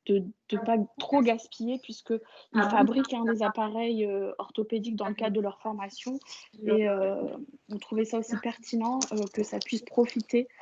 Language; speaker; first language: French; native; French